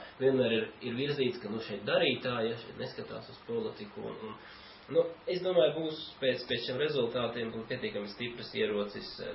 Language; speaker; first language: Latvian; native; Latvian